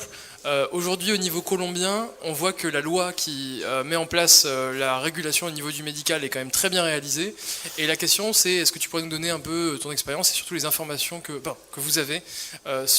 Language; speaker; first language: French; native; French